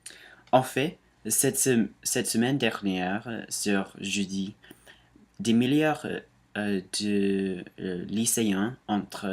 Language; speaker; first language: French; non-native, learner; English